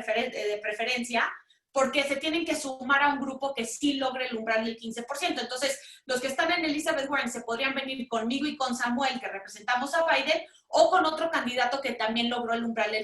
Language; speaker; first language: Spanish; native; Spanish